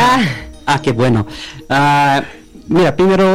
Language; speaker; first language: Spanish; non-native, learner; Bangla